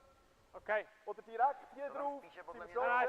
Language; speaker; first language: German; native; German